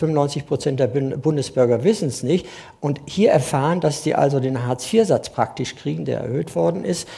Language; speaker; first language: German; native; German